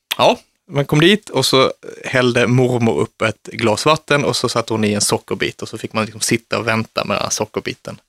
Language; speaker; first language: Swedish; native; Swedish